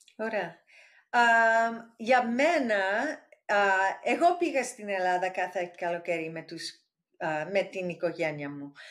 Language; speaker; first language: Greek; early bilingual, heritage; English